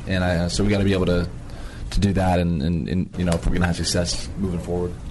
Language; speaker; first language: English; native; English